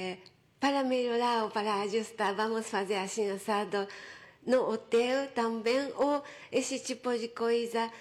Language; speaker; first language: Portuguese; non-native, fluent; Japanese